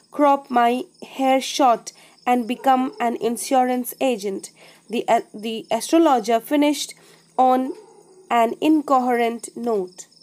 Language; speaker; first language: English; non-native, local second language; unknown